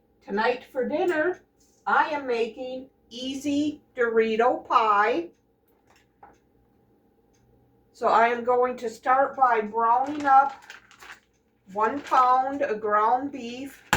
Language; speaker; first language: English; native; English